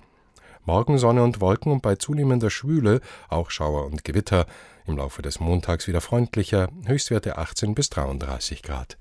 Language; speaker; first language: German; native; German